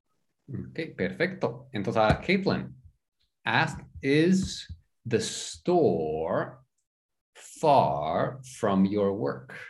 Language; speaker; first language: English; non-native, fluent; Spanish